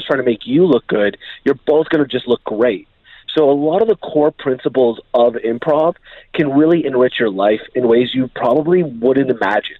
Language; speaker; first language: English; native; English